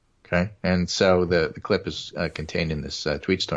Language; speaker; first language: English; native; English